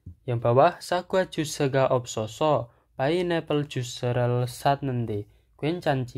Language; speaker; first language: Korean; non-native, fluent; Indonesian